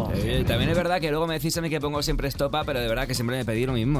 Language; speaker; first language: Spanish; native; Spanish